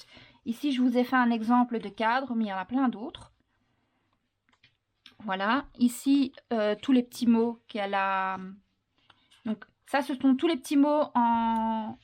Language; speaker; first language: French; native; French